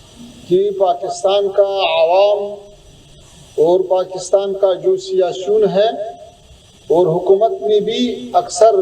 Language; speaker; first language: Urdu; non-native, fluent; Pashto